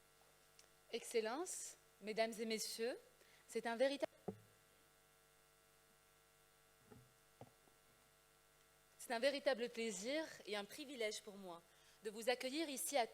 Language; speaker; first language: French; non-native, local second language; Arabic